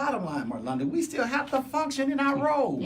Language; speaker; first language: English; native; English